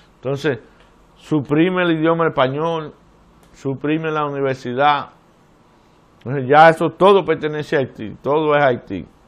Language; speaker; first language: Spanish; native; Spanish